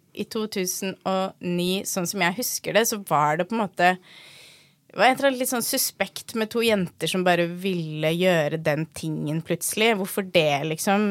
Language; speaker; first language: Norwegian; native; Norwegian